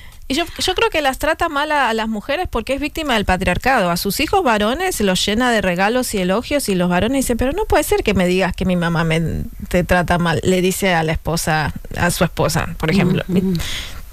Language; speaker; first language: Spanish; native; Spanish